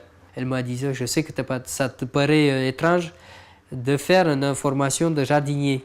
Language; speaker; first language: French; non-native, fluent; Romanian